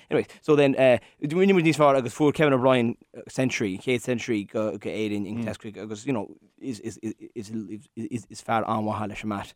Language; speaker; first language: Irish; non-native, local second language; English